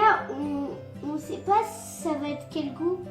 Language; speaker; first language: French; early bilingual, other home language; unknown